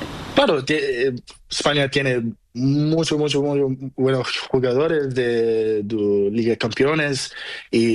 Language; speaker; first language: Spanish; non-native, learner; Portuguese